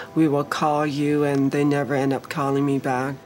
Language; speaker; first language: English; early bilingual, other home language; Vietnamese